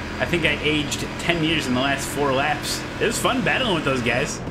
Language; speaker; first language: English; native; English